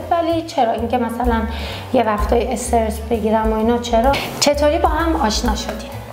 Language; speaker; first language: Persian; early bilingual, heritage; Persian